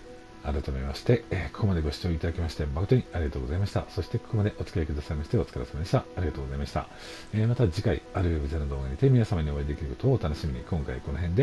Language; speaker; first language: Japanese; native; Japanese